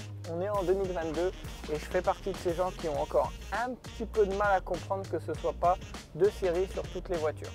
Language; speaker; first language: French; native; French